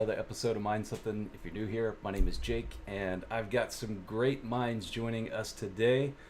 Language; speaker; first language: English; native; English